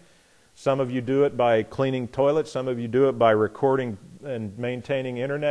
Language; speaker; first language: English; native; English